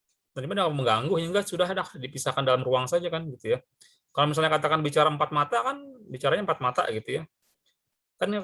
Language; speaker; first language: Indonesian; native; Indonesian